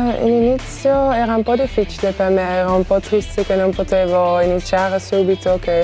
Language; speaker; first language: Italian; non-native, fluent; Dutch